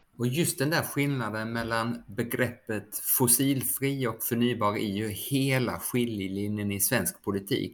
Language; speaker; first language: Swedish; native; Swedish